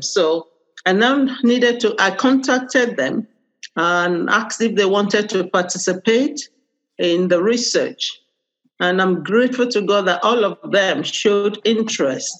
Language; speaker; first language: English; non-native, local second language; Yoruba